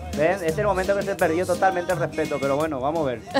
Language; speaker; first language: Spanish; native; Spanish